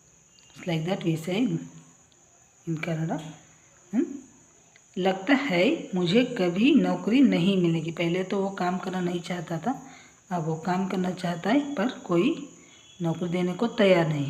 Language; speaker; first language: Hindi; non-native, local second language; Kannada